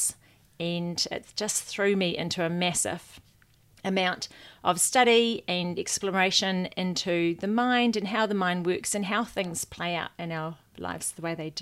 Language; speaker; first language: English; native; English